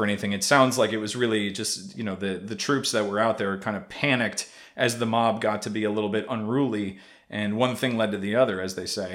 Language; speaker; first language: English; native; English